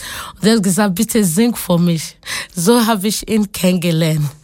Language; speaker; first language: German; non-native, learner; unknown